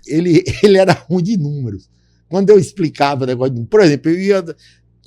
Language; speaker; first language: Portuguese; native; Portuguese